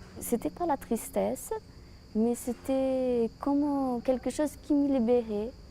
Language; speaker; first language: French; non-native, fluent; Portuguese